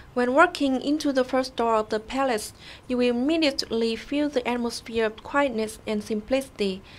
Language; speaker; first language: English; non-native, fluent; Vietnamese